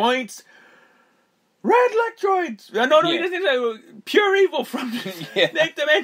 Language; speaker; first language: English; native; English